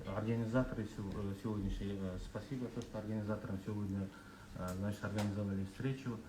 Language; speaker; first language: Russian; non-native, local second language; Kazakh